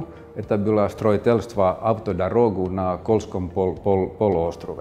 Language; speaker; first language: Russian; non-native, fluent; Finnish